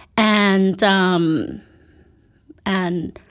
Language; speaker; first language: English; non-native, fluent; Thai